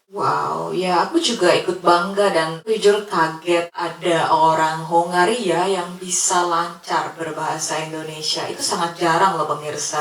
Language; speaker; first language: Indonesian; native; Indonesian